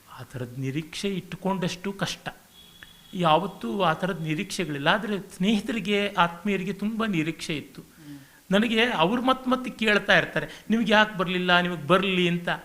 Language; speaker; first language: Kannada; native; Kannada